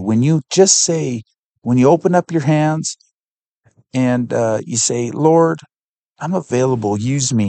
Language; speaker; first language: English; native; English